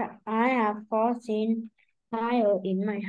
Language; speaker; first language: English; non-native, learner; Vietnamese